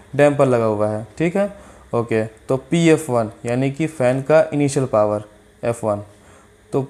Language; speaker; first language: Hindi; native; Hindi